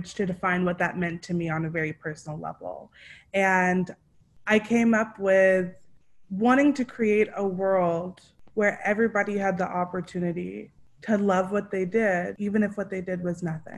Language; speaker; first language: English; native; English